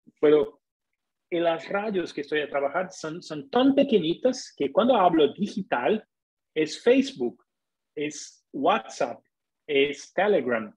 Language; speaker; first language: Spanish; non-native, fluent; Portuguese